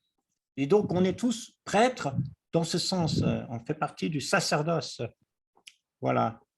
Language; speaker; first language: French; native; French